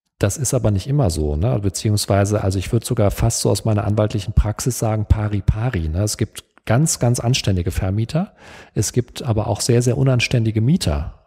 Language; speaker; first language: German; native; German